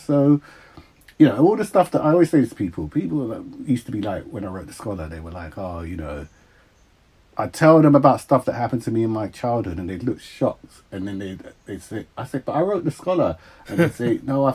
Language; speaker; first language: English; native; English